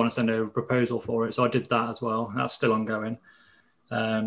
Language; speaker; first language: English; native; English